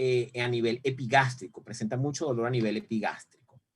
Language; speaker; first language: Spanish; native; Spanish